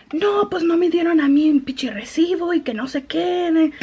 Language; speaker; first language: Spanish; early bilingual, heritage; Spanish